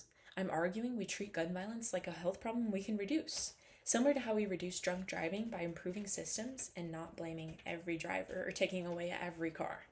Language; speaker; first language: English; native; English